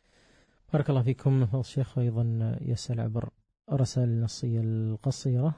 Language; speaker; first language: Arabic; native; Arabic